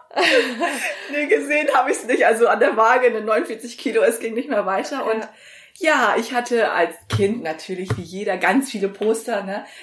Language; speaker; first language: German; early bilingual, other home language; Vietnamese